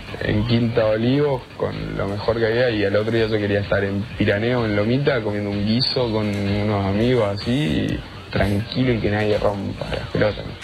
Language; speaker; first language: Spanish; native; Spanish